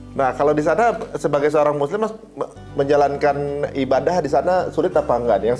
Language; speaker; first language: Indonesian; native; Indonesian